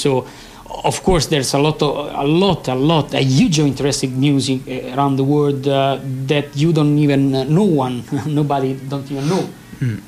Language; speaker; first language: English; non-native, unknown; Italian